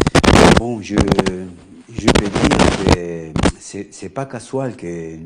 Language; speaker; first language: French; non-native, learner; Spanish